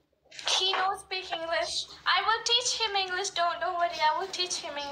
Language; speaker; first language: English; non-native, learner; Hindi